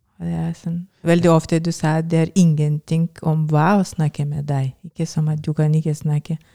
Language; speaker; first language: Norwegian; non-native, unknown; Lithuanian